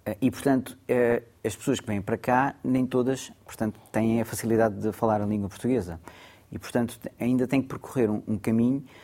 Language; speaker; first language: Portuguese; early bilingual, other home language; Gujarati